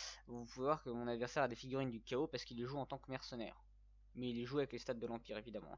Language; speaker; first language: French; native; French